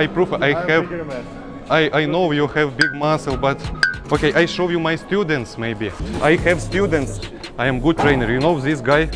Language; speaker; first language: English; non-native, learner; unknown